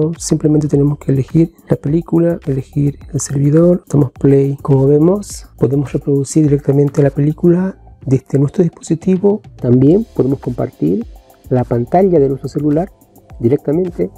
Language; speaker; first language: Spanish; native; Spanish